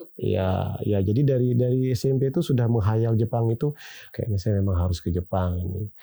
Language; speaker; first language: Indonesian; native; Indonesian